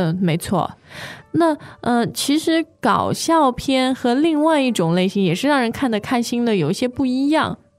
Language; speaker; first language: Chinese; native; Chinese